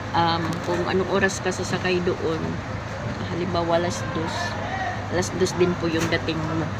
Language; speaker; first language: Filipino; non-native, local second language; Cebuano